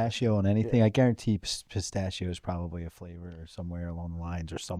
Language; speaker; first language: English; native; English